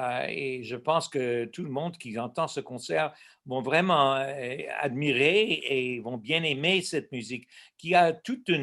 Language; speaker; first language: French; non-native, local second language; English